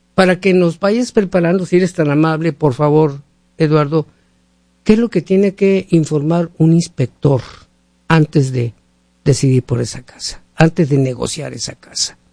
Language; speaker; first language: Spanish; native; Spanish